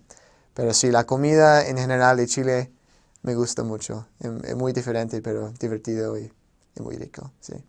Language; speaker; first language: Spanish; non-native, fluent; English